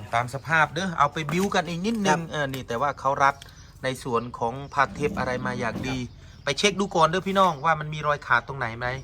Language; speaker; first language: Thai; non-native, local second language; Northern Khmer